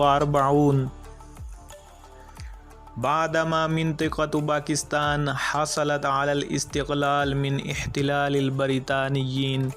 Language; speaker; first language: Arabic; non-native, learner; Urdu